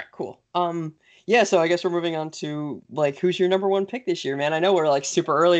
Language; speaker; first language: English; native; English